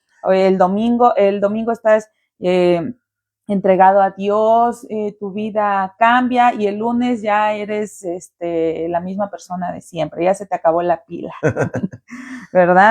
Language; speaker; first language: Spanish; native; Spanish